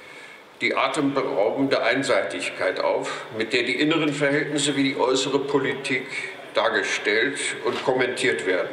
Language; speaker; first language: German; native; German